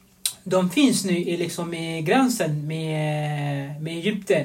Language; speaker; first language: Swedish; non-native, fluent; Arabic